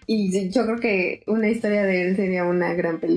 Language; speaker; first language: Spanish; native; Spanish